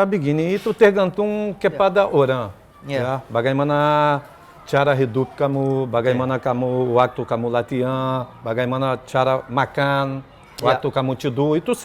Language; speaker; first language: Indonesian; non-native, fluent; Portuguese